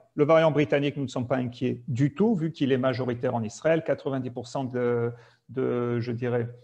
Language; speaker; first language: French; native; French